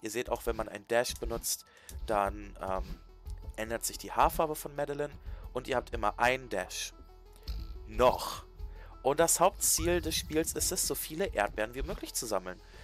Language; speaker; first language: German; native; German